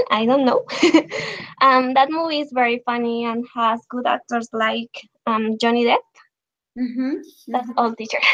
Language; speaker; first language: English; non-native, learner; Spanish